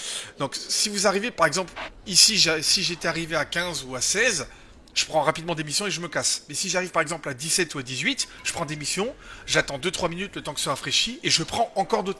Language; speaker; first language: French; native; French